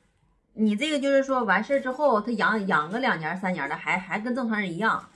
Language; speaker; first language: Chinese; native; Chinese